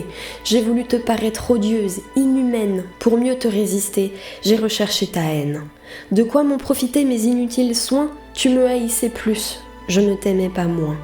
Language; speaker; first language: French; native; French